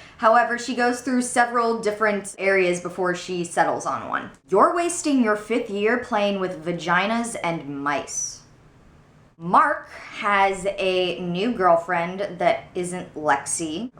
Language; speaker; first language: English; native; English